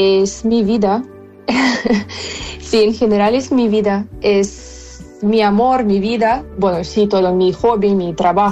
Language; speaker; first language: Spanish; non-native, fluent; Ukrainian